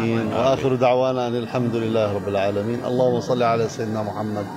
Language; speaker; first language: Arabic; native; Arabic